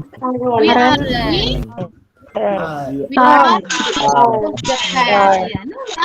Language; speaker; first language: English; non-native, fluent; Indonesian